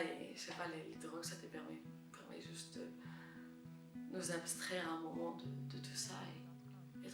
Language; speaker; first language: French; non-native, fluent; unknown